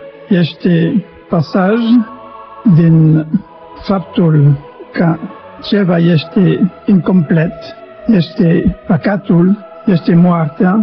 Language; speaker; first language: Romanian; non-native, learner; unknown